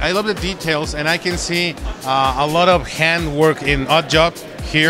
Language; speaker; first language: English; non-native, learner; Spanish